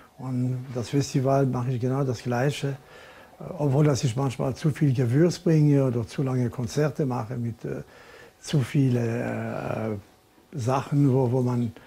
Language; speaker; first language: German; non-native, local second language; French